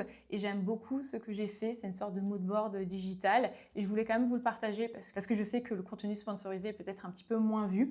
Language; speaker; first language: French; native; French